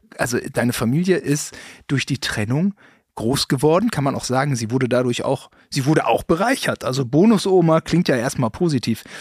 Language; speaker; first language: German; native; German